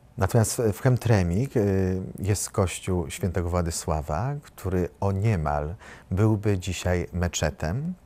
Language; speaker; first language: Polish; native; Polish